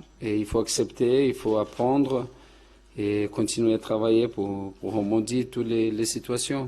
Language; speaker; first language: French; non-native, fluent; Portuguese